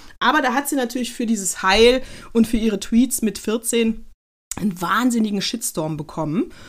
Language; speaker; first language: German; native; German